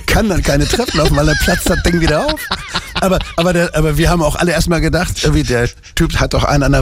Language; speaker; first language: German; native; German